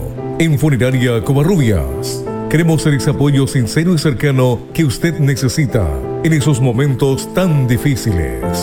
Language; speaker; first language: Spanish; native; Spanish